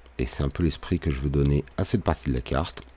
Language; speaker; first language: French; native; French